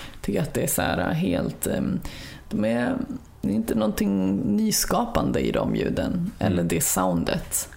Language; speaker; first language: Swedish; early bilingual, other home language; Lithuanian